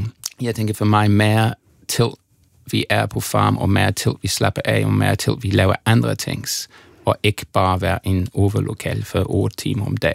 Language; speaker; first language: Danish; non-native, fluent; English